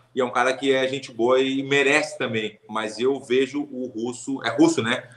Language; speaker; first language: Portuguese; native; Portuguese